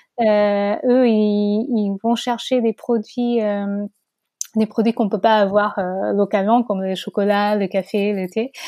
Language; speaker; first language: French; non-native, fluent; Portuguese